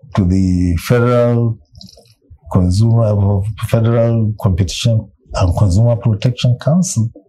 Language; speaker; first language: English; non-native, local second language; Hausa